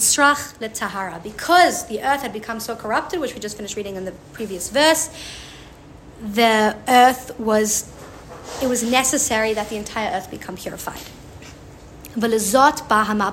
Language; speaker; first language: English; native; English